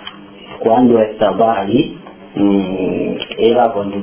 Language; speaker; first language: Spanish; non-native, learner; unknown